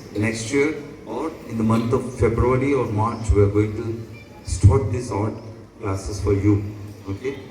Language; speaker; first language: English; non-native, local second language; Telugu